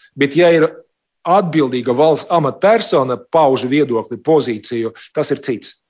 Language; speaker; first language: Latvian; non-native, local second language; Russian